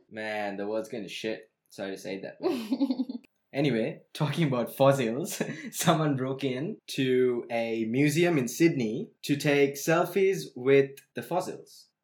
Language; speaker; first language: English; non-native, local second language; Sinhala